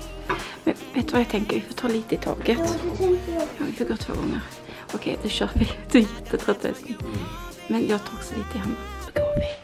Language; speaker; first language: Swedish; native; Swedish